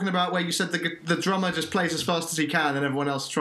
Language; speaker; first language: English; native; English